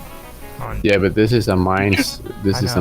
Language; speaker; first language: English; native; English